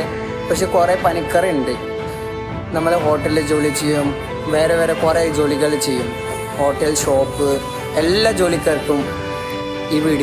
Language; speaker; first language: Malayalam; non-native, local second language; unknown